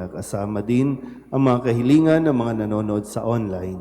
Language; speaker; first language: Filipino; native; Filipino